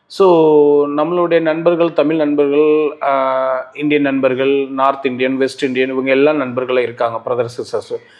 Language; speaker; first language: Tamil; native; Tamil